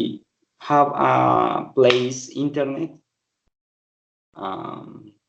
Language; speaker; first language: English; non-native, learner; Spanish